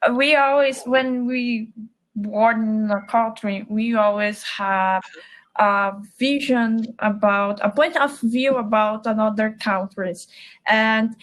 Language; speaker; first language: English; non-native, learner; Portuguese